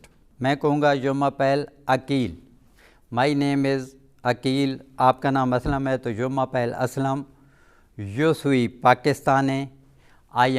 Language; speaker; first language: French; non-native, fluent; Urdu